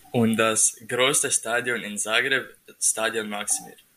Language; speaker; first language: German; non-native, learner; Croatian